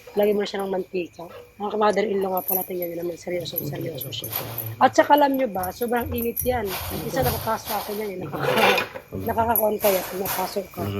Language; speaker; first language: Filipino; non-native, local second language; Waray